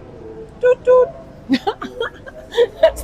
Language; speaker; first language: English; native; English